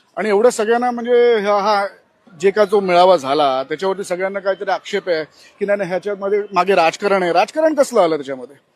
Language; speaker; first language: Marathi; non-native, local second language; Gujarati